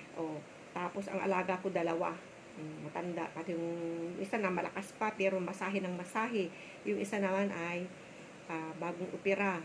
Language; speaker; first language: Filipino; non-native, local second language; Bikol